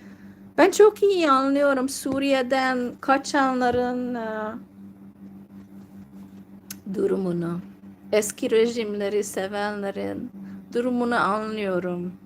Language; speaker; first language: Turkish; non-native, fluent; Hungarian